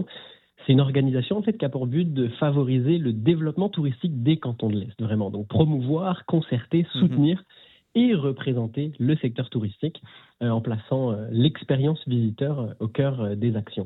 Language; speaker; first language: French; native; French